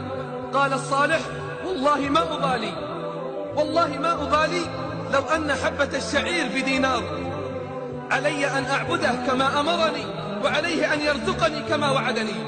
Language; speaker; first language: Arabic; native; Arabic